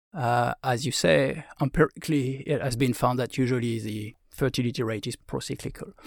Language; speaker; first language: English; non-native, fluent; French